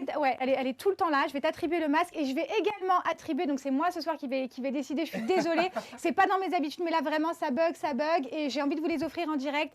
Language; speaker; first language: French; native; French